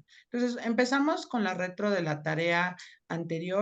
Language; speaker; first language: Spanish; native; Spanish